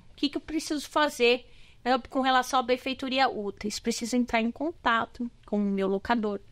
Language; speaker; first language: Portuguese; native; Portuguese